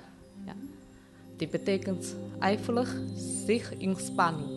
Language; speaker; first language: Dutch; non-native, learner; Chinese